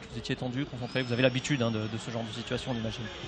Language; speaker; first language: French; native; French